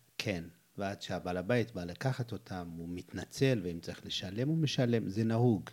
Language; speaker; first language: Hebrew; non-native, fluent; Amharic